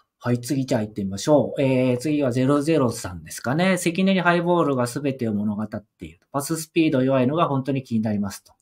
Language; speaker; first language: Japanese; native; Japanese